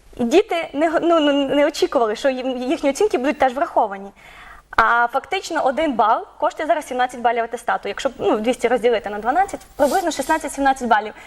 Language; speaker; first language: Ukrainian; native; Ukrainian